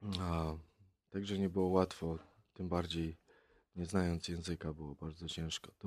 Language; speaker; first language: Polish; native; Polish